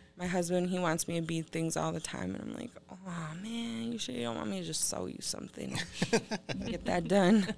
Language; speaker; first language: English; native; English